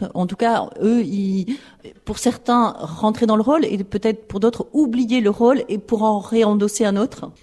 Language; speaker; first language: French; native; French